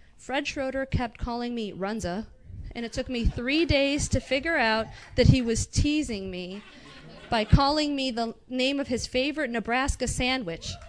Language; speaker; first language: English; non-native, local second language; Arabic